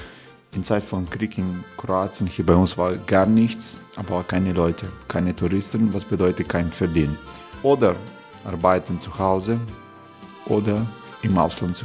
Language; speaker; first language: German; non-native, fluent; Croatian